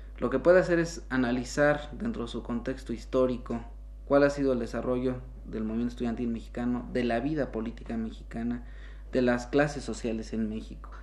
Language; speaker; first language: Spanish; native; Spanish